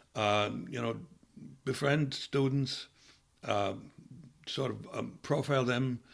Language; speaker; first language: English; non-native, fluent; German